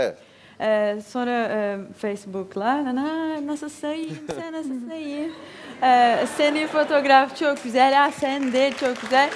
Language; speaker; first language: Turkish; non-native, learner; Portuguese